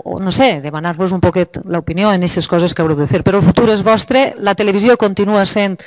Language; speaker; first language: Catalan; native; Catalan